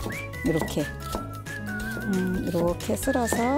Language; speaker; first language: Korean; native; Korean